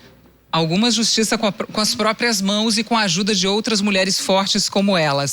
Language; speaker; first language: Portuguese; native; Portuguese